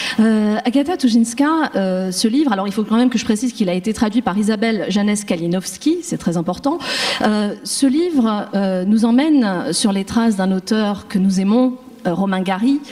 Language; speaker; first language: French; native; French